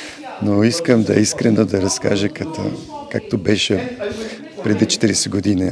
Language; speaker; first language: Bulgarian; non-native, learner; Polish